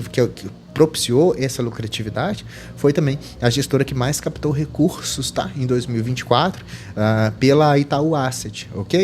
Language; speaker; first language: Portuguese; native; Portuguese